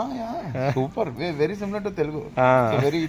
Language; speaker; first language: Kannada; non-native, learner; Telugu